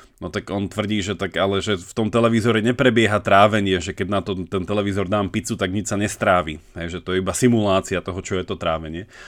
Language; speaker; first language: Slovak; native; Slovak